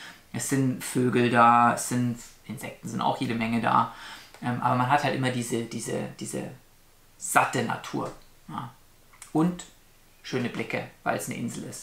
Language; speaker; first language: German; native; German